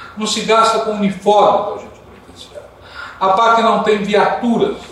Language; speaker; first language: Portuguese; non-native, fluent; Dutch